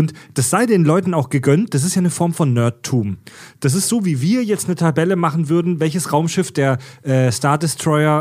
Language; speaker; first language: German; native; German